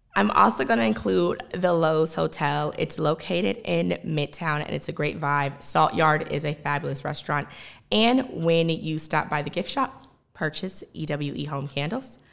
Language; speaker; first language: English; native; English